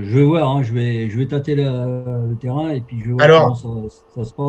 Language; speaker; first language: French; native; French